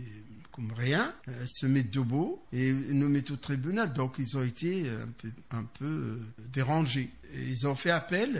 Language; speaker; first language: French; non-native, fluent; Arabic